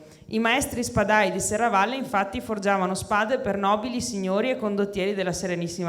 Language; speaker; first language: Italian; native; Italian